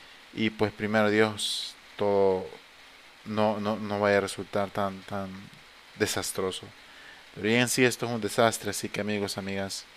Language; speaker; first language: Spanish; native; Spanish